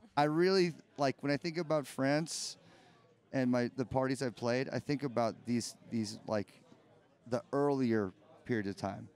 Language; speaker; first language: English; native; English